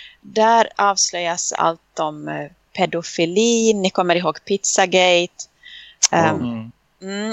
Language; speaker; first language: Swedish; native; Swedish